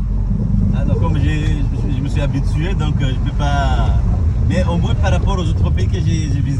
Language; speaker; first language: French; non-native, local second language; Comorian